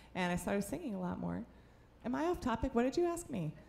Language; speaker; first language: English; native; English